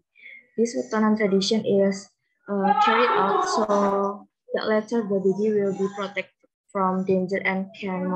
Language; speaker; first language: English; non-native, learner; Indonesian